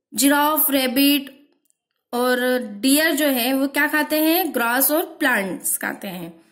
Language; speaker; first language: Hindi; native; Hindi